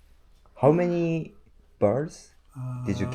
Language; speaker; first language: English; non-native, learner; Japanese